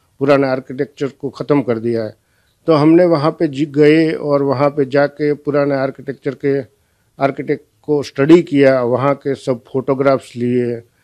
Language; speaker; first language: Hindi; non-native, local second language; Gujarati